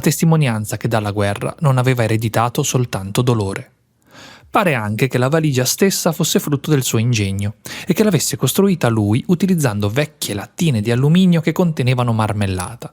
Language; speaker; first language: Italian; native; Italian